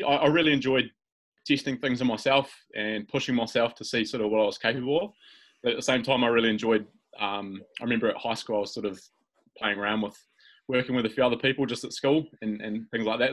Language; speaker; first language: English; native; English